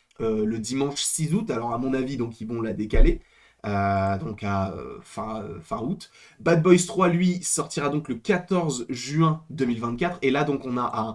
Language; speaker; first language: French; native; French